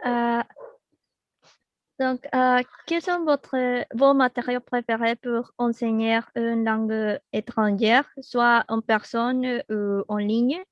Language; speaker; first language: French; non-native, learner; Spanish